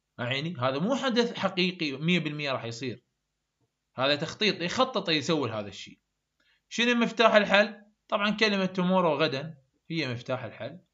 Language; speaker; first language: Arabic; native; Arabic